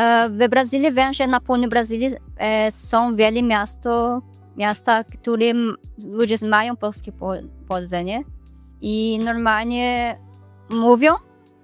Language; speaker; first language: Polish; non-native, learner; Portuguese